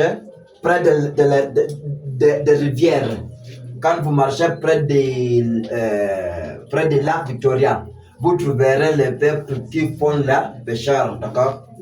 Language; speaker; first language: French; non-native, fluent; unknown